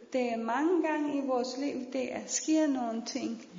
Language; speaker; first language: Danish; non-native, fluent; Persian